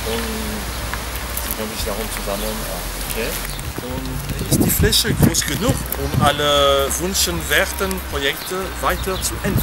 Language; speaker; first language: German; non-native, fluent; French